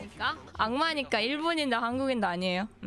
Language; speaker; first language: Korean; non-native, fluent; Japanese